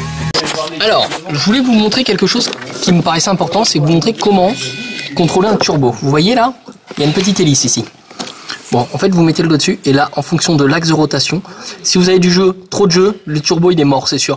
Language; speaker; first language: French; native; French